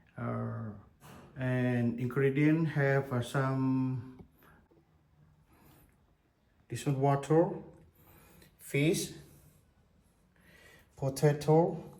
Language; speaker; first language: English; non-native, learner; Khmer